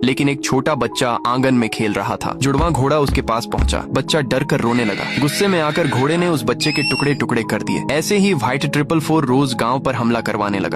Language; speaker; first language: Hindi; native; Hindi